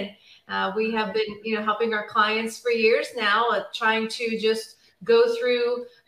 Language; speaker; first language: English; native; English